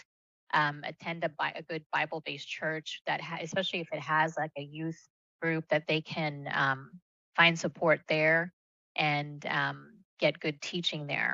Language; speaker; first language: English; early bilingual, other home language; Malayalam